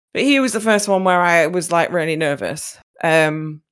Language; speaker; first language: English; native; English